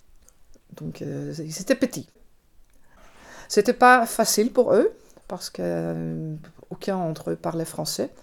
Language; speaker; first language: French; non-native, fluent; Dutch